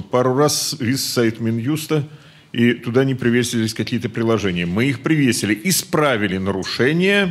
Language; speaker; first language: Russian; native; Russian